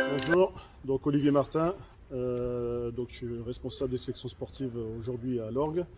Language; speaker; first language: French; native; French